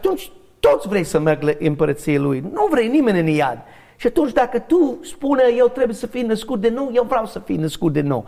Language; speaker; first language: Romanian; non-native, learner; English